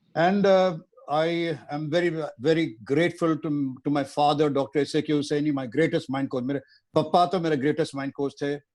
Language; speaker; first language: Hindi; non-native, local second language; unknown